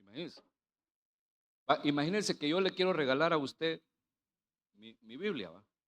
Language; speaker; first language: Spanish; native; Spanish